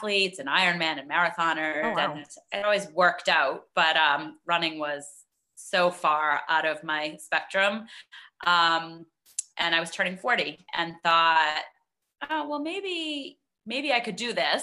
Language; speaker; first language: English; native; English